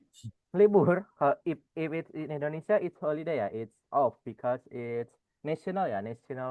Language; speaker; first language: English; non-native, fluent; Indonesian